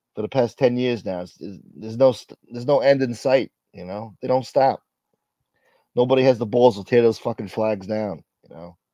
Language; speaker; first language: English; native; English